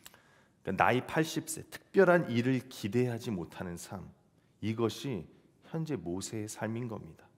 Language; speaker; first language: Korean; native; Korean